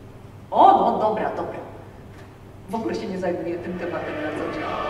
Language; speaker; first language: Polish; native; Polish